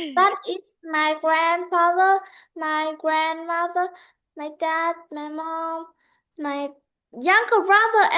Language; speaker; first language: English; non-native, learner; Vietnamese